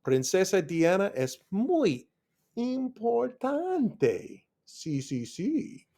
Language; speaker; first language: Spanish; non-native, learner; English